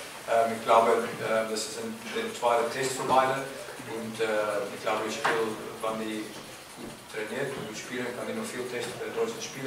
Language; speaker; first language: German; non-native, fluent; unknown